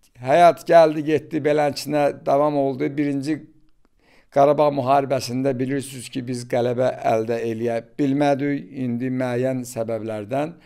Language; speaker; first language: Azerbaijani; native; Azerbaijani